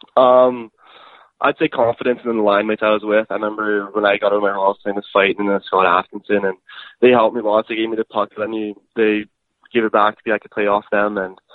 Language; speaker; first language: English; native; English